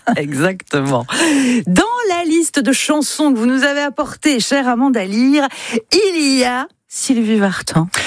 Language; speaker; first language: French; native; French